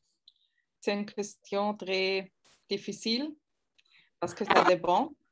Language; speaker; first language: French; non-native, fluent; German